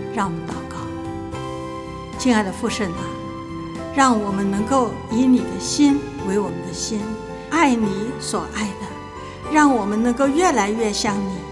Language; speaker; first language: Chinese; native; Chinese